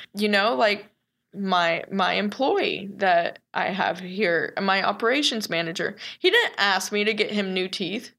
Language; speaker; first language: English; native; English